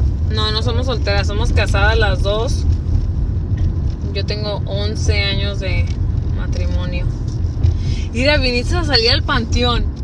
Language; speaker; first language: Spanish; native; Spanish